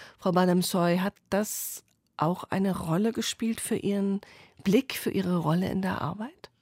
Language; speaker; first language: German; native; German